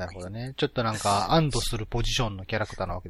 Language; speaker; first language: Japanese; native; Japanese